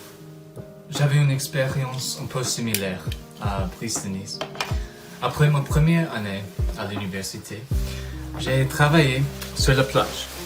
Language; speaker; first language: French; non-native, fluent; English